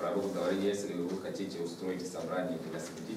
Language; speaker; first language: Russian; non-native, learner; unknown